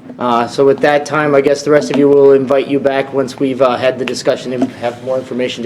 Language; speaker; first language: English; native; English